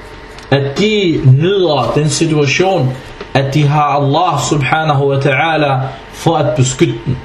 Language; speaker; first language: Danish; non-native, fluent; Arabic